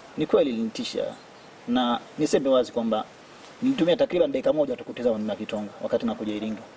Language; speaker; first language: Swahili; native; Swahili